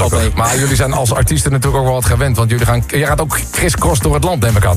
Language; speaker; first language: Dutch; native; Dutch